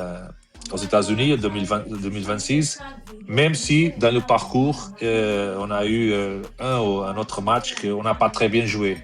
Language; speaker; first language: French; non-native, fluent; Portuguese